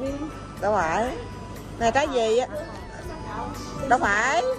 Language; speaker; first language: Vietnamese; native; Vietnamese